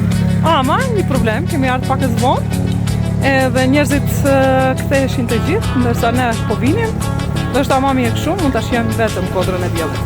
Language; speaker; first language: Albanian; native; Albanian